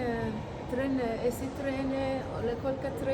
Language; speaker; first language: Hindi; non-native, learner; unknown